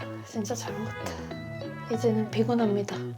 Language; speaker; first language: Korean; non-native, fluent; Swedish